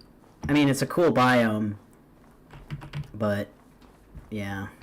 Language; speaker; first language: English; native; English